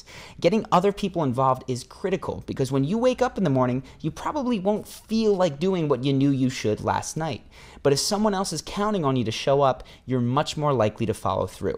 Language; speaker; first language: English; native; English